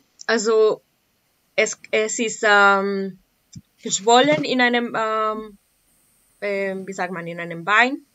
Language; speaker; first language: German; non-native, learner; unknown